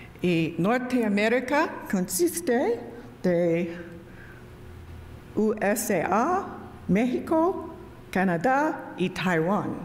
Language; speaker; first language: Spanish; non-native, learner; English